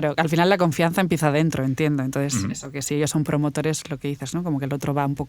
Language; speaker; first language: Spanish; native; Spanish